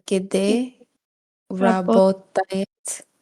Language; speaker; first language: Russian; non-native, learner; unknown